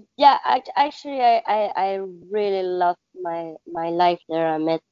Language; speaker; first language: English; non-native, learner; French